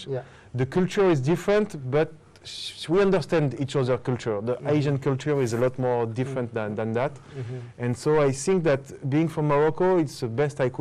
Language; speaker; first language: English; non-native, fluent; French